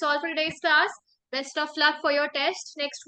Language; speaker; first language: English; non-native, local second language; Urdu